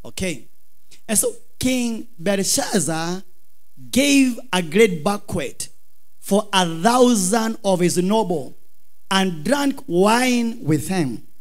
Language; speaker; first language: English; non-native, local second language; Swahili